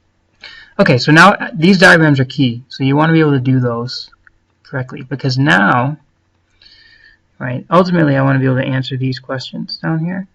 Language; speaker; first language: English; native; English